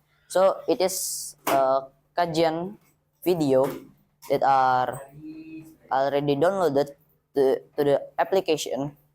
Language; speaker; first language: English; non-native, learner; Indonesian